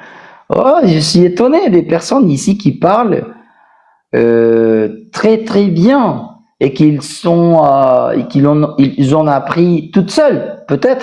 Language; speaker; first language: French; non-native, fluent; Spanish